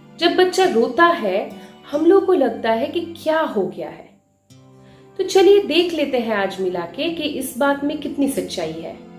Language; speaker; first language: Hindi; non-native, local second language; Bangla